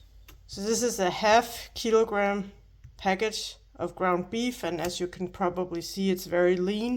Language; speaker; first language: English; non-native, fluent; Danish